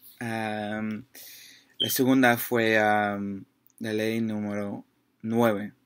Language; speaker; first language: Spanish; non-native, learner; English